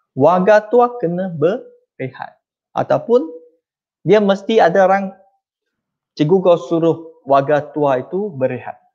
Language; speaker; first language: Malay; non-native, local second language; Chinese